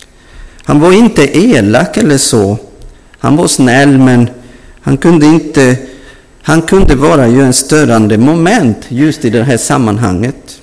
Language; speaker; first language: Swedish; non-native, fluent; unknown